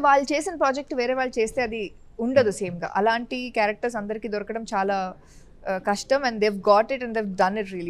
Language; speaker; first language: Telugu; non-native, local second language; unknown